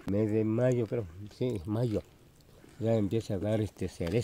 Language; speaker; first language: Spanish; non-native, local second language; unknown